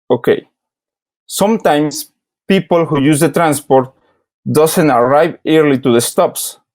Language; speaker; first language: English; non-native, learner; Spanish